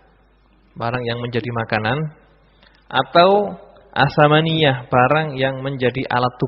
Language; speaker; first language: Indonesian; native; Indonesian